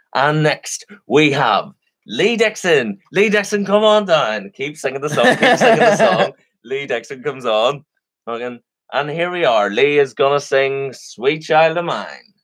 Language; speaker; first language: English; native; English